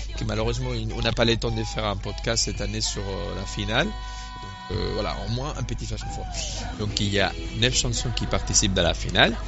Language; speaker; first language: French; non-native, fluent; Spanish